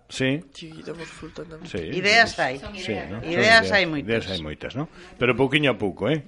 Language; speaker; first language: Galician; non-native, local second language; Spanish